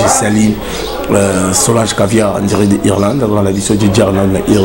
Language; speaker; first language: French; non-native, local second language; Lingala